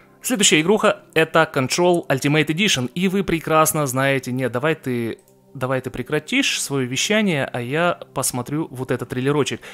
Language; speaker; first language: Russian; native; Russian